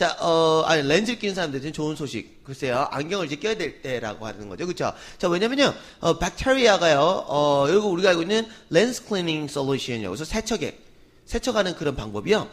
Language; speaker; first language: Korean; native; Korean